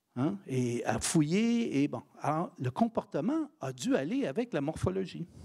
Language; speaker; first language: French; native; French